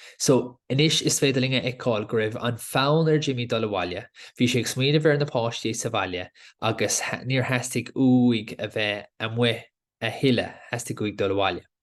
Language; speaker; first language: Irish; native; Irish